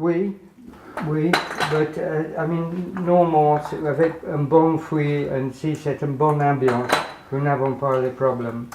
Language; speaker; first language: French; non-native, learner; English